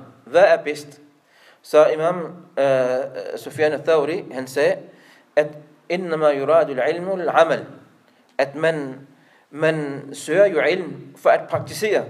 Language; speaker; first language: Danish; non-native, local second language; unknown